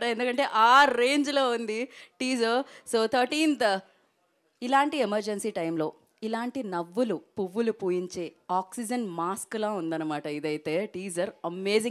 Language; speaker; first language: Telugu; native; Telugu